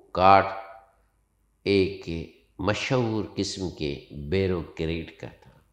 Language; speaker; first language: Urdu; non-native, local second language; Sindhi